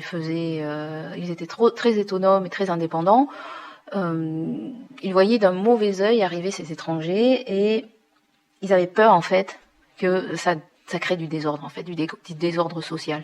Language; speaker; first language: French; native; French